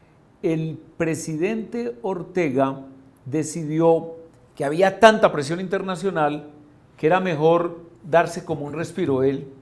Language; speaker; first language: Spanish; native; Spanish